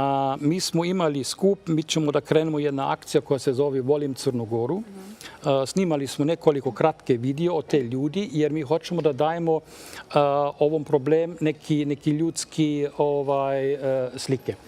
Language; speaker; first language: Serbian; non-native, learner; German